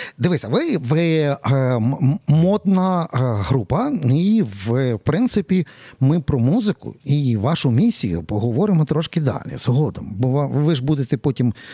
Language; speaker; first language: Ukrainian; native; Ukrainian